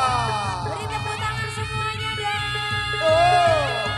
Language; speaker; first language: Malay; non-native, local second language; Javanese